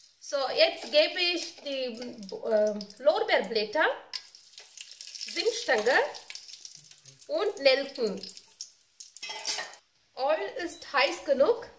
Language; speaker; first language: German; non-native, learner; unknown